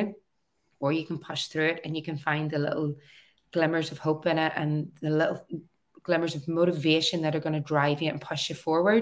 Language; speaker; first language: English; native; English